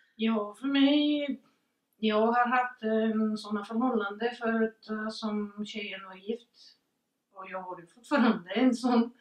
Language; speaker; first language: Swedish; non-native, fluent; Bulgarian